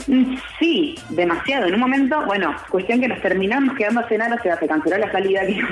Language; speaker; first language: Spanish; native; Spanish